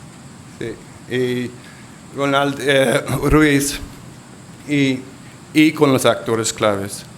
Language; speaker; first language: Spanish; non-native, local second language; English